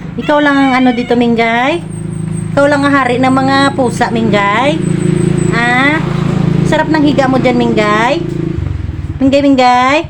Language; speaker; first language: Filipino; non-native, local second language; Cebuano